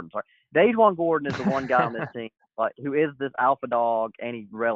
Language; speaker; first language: English; native; English